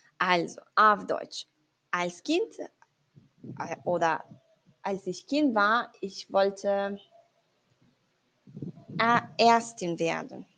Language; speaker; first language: German; non-native, learner; Spanish